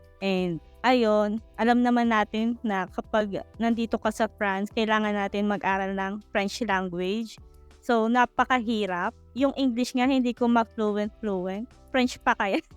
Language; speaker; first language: Filipino; native; Filipino